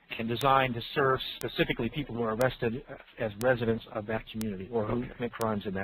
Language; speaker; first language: English; native; English